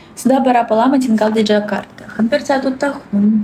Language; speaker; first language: Indonesian; non-native, learner; Russian